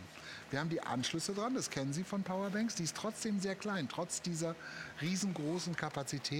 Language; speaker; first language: German; native; German